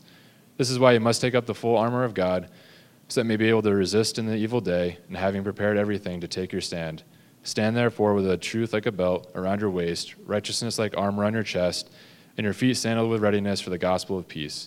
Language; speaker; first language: English; native; English